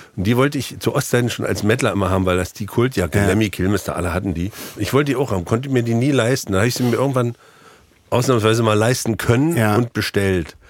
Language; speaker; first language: German; native; German